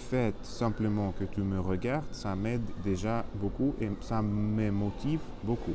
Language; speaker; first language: French; non-native, learner; Spanish